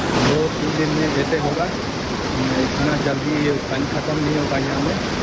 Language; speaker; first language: Hindi; non-native, local second language; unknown